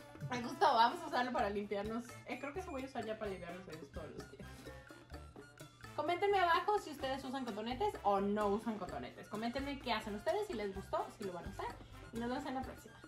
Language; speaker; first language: Spanish; early bilingual, heritage; Spanish